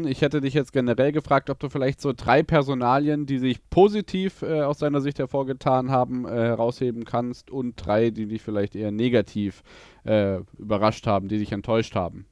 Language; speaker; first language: German; native; German